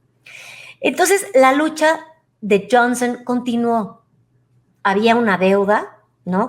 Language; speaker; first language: Spanish; native; Spanish